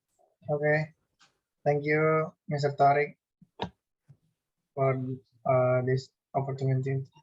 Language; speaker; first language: English; non-native, learner; Indonesian